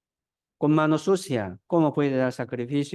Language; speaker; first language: Spanish; non-native, fluent; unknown